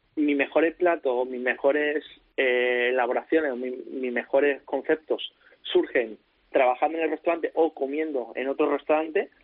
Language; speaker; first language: Spanish; native; Spanish